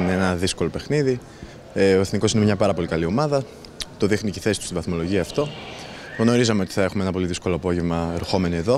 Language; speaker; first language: Greek; native; Greek